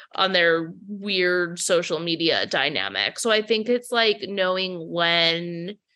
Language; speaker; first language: English; native; English